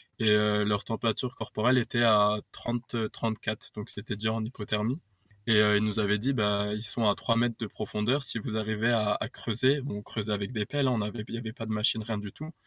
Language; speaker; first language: French; native; French